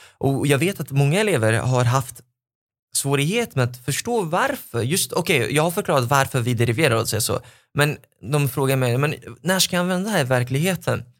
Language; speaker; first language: Swedish; non-native, fluent; Arabic